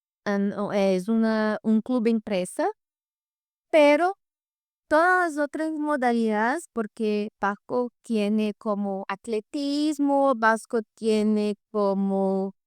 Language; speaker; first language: Spanish; non-native, fluent; Portuguese